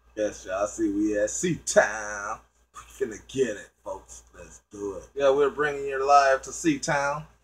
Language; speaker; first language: English; native; English